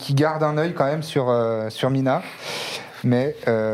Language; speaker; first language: French; native; French